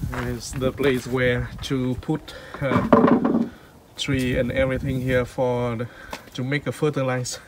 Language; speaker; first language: English; non-native, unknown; Vietnamese